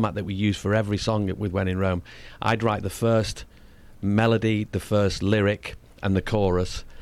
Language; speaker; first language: English; native; English